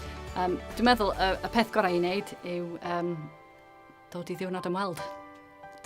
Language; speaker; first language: Welsh; non-native, local second language; English